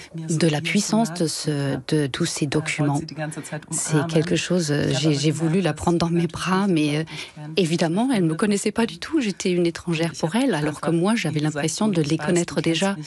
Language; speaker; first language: French; non-native, fluent; German